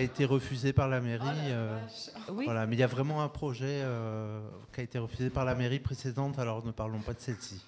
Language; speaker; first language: French; native; French